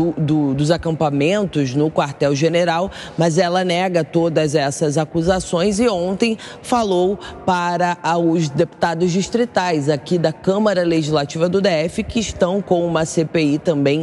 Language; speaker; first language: Portuguese; native; Portuguese